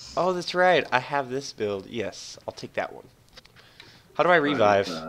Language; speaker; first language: English; native; English